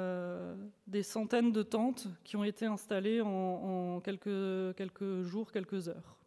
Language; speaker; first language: French; native; French